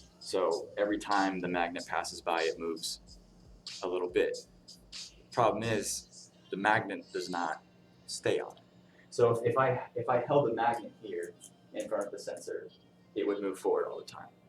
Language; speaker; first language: English; native; English